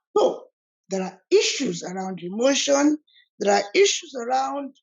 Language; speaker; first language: English; non-native, local second language; Yoruba